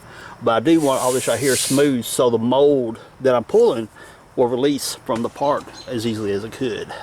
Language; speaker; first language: English; native; English